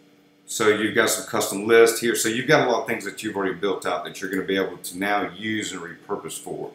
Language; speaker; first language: English; native; English